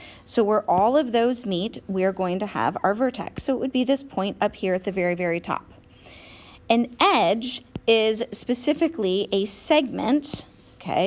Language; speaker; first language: English; native; English